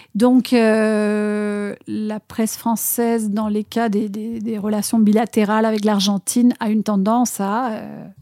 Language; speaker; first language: French; non-native, fluent; Spanish